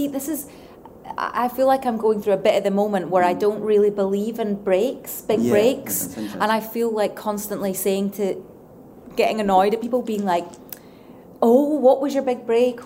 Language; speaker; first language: English; native; English